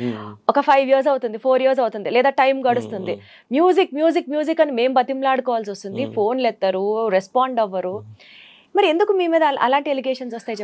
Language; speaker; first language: Telugu; native; Telugu